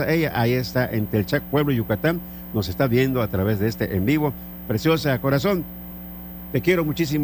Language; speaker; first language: Spanish; native; Spanish